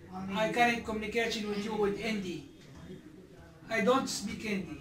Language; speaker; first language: English; non-native, learner; Arabic